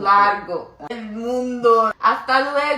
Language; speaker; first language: Spanish; non-native, learner; Igbo